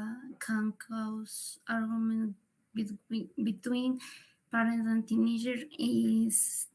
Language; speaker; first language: English; non-native, learner; Spanish